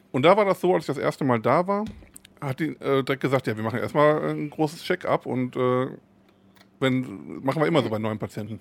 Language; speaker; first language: German; native; German